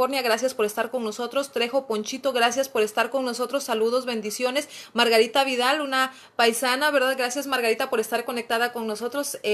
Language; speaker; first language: Spanish; native; Spanish